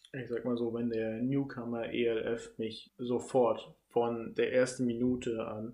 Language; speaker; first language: German; native; German